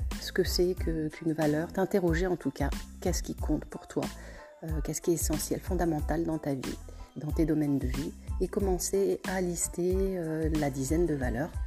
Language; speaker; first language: French; native; French